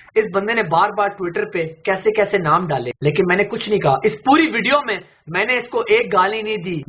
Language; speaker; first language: Urdu; early bilingual, heritage; Urdu